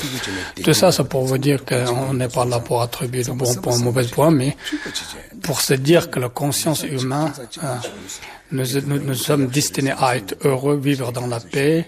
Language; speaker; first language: French; non-native, fluent; Tibetan